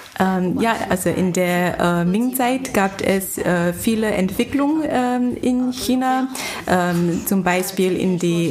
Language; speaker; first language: German; non-native, fluent; Chinese